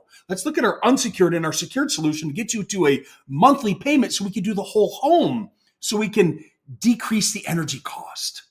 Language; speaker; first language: English; native; English